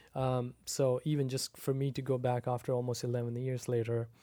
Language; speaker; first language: English; non-native, local second language; Punjabi